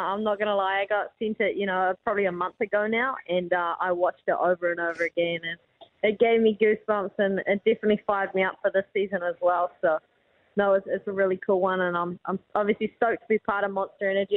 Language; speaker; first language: English; native; English